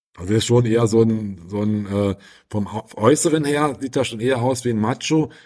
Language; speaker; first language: German; native; German